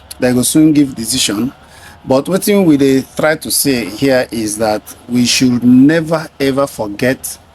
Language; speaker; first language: Nigerian Pidgin; non-native, local second language; Igbo